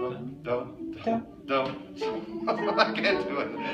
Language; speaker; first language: English; native; English